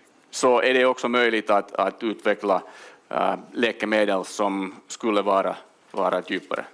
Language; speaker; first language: Swedish; non-native, local second language; Finnish